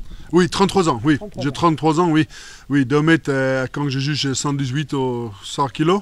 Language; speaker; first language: French; non-native, learner; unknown